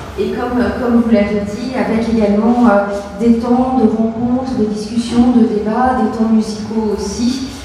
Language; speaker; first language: French; native; French